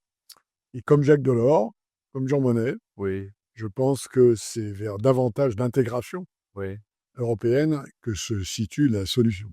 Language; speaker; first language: French; non-native, fluent; Chinese